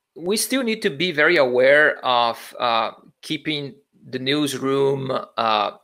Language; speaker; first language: English; non-native, fluent; Portuguese